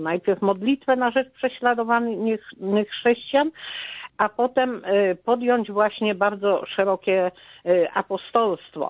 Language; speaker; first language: Polish; native; Polish